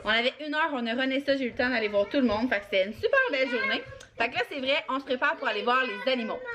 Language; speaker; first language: French; native; French